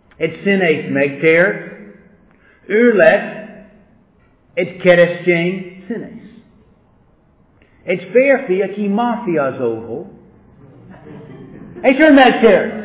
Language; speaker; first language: Hungarian; non-native, fluent; English